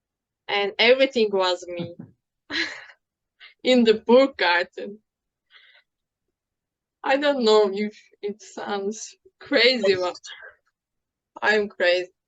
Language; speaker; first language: English; non-native, fluent; Turkish